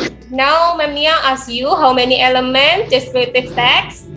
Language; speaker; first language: English; non-native, learner; Indonesian